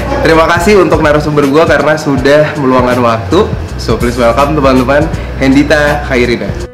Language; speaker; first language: Indonesian; native; Indonesian